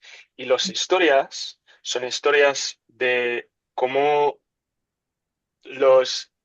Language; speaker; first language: Spanish; non-native, learner; English